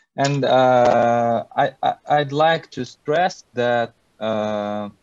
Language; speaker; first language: English; non-native, fluent; Russian